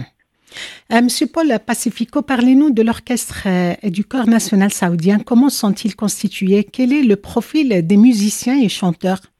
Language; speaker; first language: French; native; French